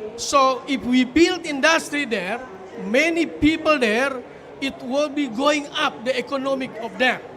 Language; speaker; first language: English; non-native, fluent; Indonesian